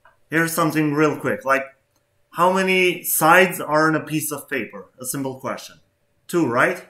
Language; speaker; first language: English; non-native, fluent; Albanian